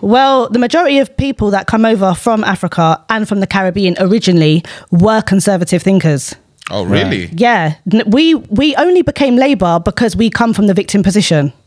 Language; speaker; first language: English; native; English